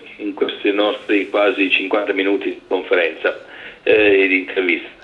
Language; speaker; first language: Italian; native; Italian